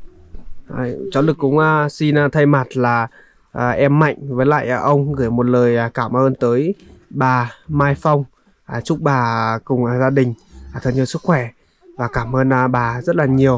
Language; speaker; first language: Vietnamese; native; Vietnamese